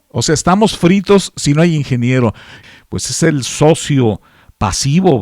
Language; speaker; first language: Spanish; native; Spanish